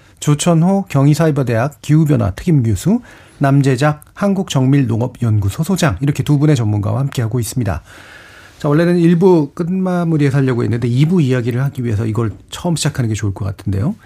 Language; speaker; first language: Korean; native; Korean